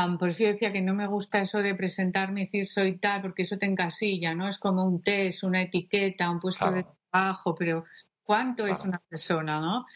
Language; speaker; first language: Spanish; native; Spanish